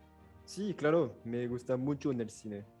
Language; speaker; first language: Spanish; non-native, learner; French